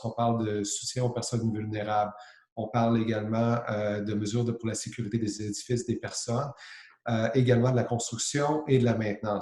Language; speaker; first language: French; native; French